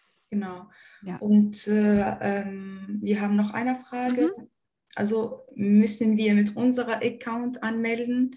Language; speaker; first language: German; non-native, fluent; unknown